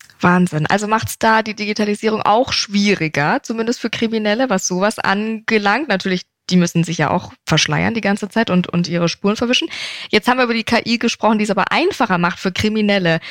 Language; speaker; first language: German; native; German